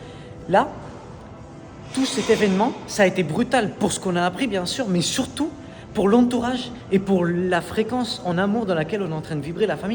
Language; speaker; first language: French; native; French